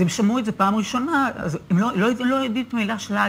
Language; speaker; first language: Hebrew; native; Hebrew